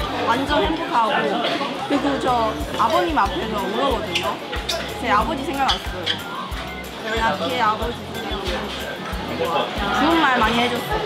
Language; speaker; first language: Korean; non-native, learner; Chinese